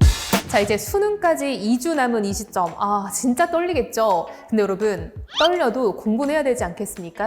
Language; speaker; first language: Korean; native; Korean